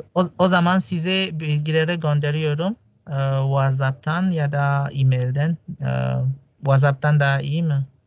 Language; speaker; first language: Turkish; non-native, fluent; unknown